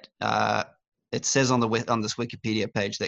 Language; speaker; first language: English; native; English